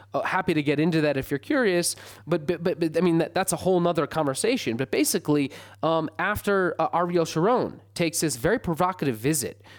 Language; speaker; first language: English; native; English